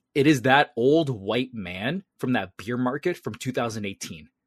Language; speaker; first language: English; early bilingual, other home language; Vietnamese